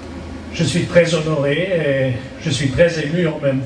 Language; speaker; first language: French; non-native, fluent; German